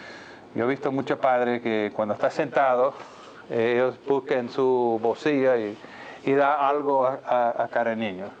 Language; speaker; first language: Spanish; non-native, fluent; English